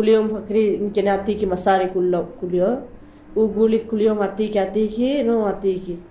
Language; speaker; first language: Arabic; non-native, learner; Sinhala